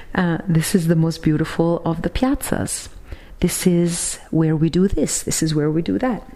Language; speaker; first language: English; non-native, fluent; Italian